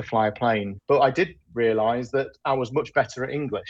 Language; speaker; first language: English; native; English